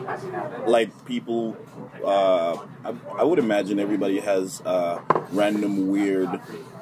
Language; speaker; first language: English; non-native, local second language; Jamaican Creole English